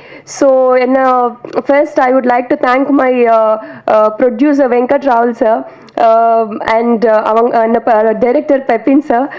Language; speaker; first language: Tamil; non-native, learner; Telugu